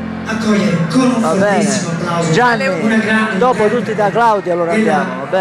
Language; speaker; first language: Italian; native; Italian